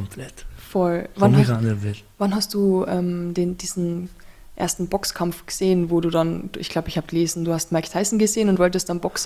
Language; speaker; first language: German; native; German